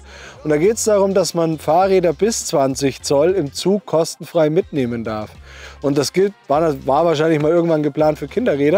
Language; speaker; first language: German; native; German